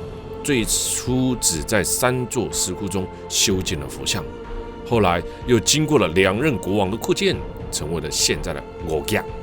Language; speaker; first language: Chinese; native; Chinese